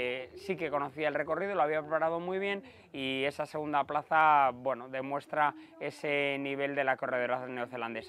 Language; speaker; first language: Spanish; native; Spanish